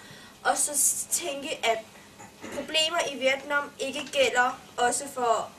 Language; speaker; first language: Danish; early bilingual, other home language; Vietnamese